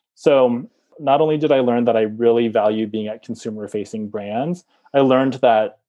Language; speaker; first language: English; native; English